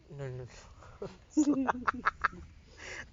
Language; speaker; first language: English; non-native, learner; Indonesian